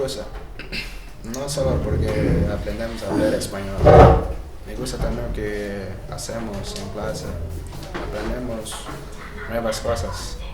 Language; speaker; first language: Spanish; non-native, learner; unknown